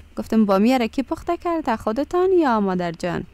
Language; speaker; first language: Persian; native; Persian